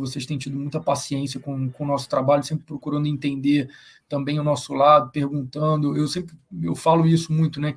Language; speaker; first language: Portuguese; native; Portuguese